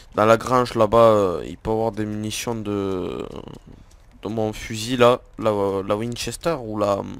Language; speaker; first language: French; native; French